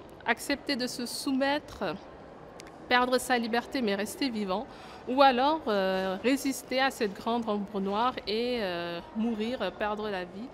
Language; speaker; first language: French; non-native, local second language; Wolof